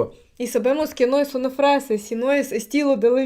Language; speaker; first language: Spanish; non-native, fluent; Russian